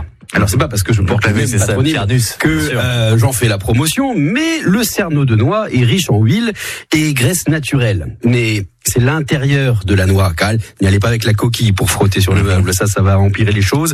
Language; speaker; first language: French; native; French